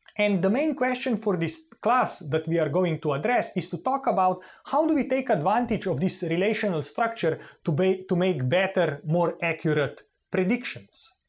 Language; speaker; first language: English; non-native, fluent; Slovenian